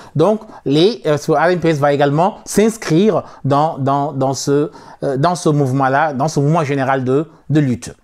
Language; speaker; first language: French; non-native, local second language; Soninke